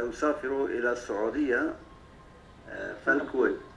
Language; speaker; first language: Arabic; non-native, learner; Turkish